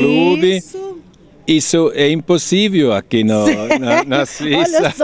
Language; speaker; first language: Portuguese; non-native, fluent; German